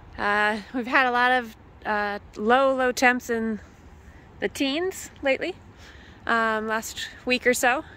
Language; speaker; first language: English; native; English